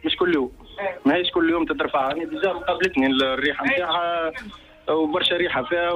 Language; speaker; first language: Arabic; native; Arabic